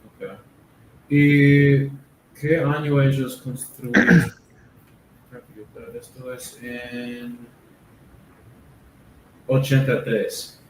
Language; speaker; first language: Spanish; non-native, learner; English